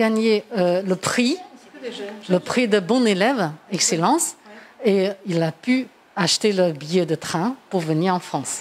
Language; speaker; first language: French; non-native, fluent; Chinese